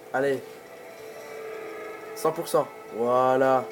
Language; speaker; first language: French; native; French